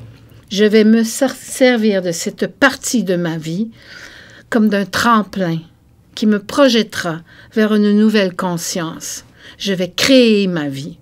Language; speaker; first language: French; native; French